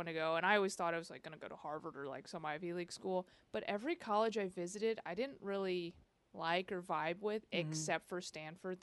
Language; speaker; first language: English; early bilingual, other home language; Chinese